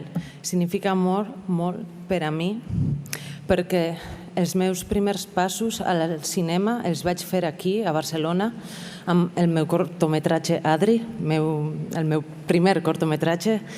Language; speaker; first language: Catalan; non-native, fluent; Basque